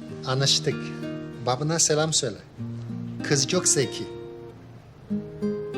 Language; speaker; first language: Turkish; non-native, learner; Japanese